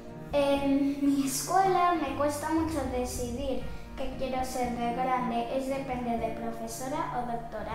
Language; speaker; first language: Spanish; early bilingual, other home language; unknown